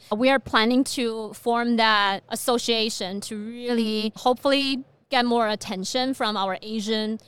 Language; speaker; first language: English; non-native, fluent; Chinese